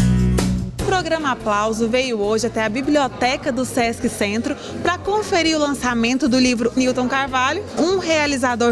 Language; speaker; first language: Portuguese; native; Portuguese